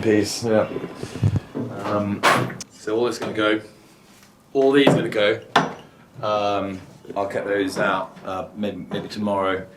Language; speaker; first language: English; native; English